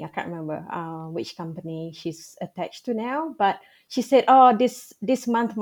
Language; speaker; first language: English; non-native, local second language; Malay